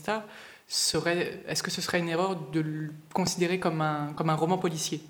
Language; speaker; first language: French; native; French